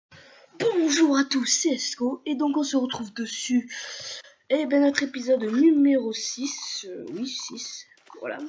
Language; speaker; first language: French; native; French